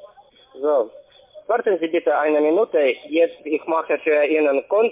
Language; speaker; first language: German; non-native, learner; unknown